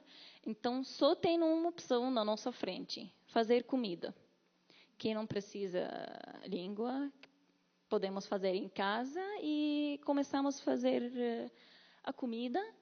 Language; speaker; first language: Portuguese; non-native, learner; Arabic